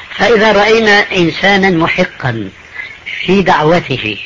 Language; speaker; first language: Arabic; early bilingual, other home language; Albanian